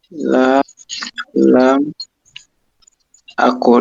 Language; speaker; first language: Arabic; non-native, learner; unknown